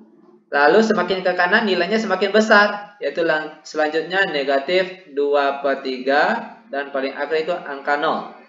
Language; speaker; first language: Indonesian; native; Indonesian